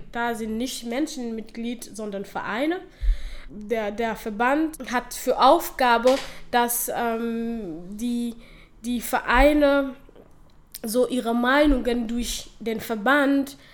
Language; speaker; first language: German; non-native, fluent; Somali